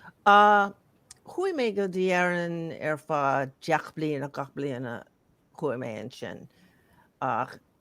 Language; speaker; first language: Irish; non-native, learner; English